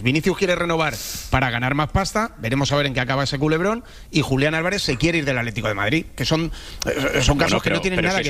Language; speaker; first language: Spanish; native; Spanish